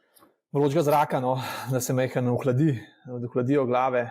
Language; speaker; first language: Slovenian; native; Slovenian